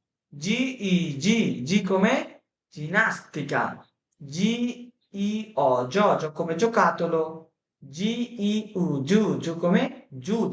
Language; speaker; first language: Italian; non-native, fluent; Bangla